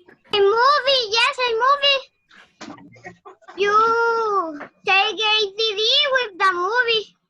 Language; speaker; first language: English; non-native, learner; Spanish